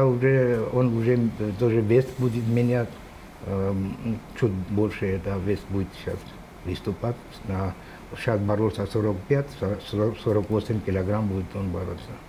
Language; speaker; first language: Russian; non-native, local second language; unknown